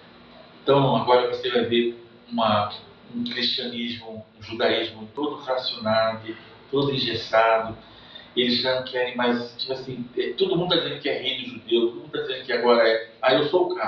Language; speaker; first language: Portuguese; native; Portuguese